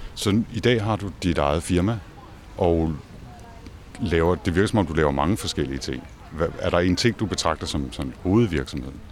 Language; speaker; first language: Danish; native; Danish